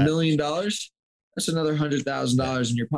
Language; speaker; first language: English; native; English